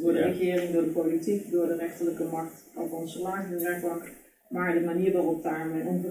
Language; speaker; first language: Dutch; native; Dutch